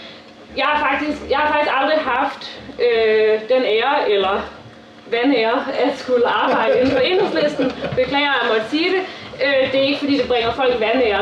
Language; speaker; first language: Danish; native; Danish